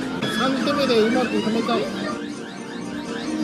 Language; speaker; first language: Japanese; native; Japanese